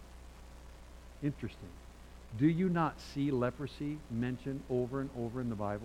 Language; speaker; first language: English; native; English